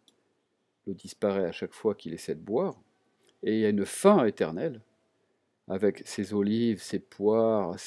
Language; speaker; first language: French; native; French